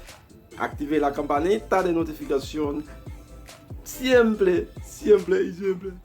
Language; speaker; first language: Spanish; non-native, fluent; Haitian Creole